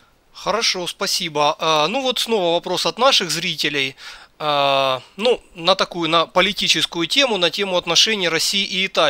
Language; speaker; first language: Russian; native; Russian